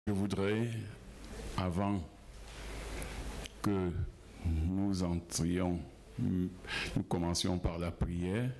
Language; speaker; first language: French; non-native, local second language; Ghomala